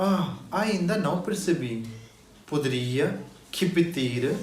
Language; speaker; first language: Portuguese; non-native, learner; Hindi